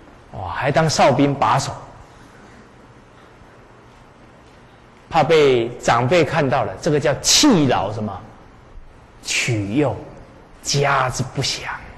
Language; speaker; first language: Chinese; native; Chinese